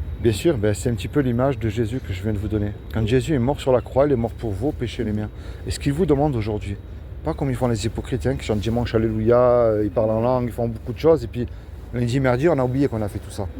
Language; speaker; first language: French; native; French